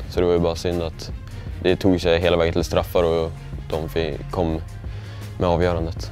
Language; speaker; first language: Swedish; native; Swedish